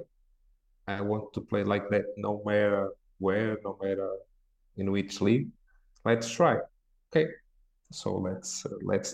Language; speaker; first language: English; non-native, fluent; Portuguese